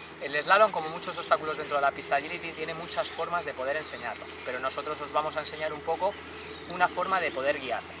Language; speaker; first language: Spanish; native; Spanish